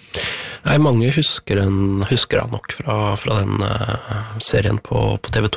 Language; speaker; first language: Norwegian; native; Norwegian